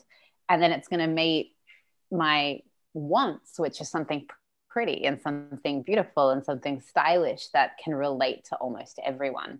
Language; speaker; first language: English; non-native, local second language; Russian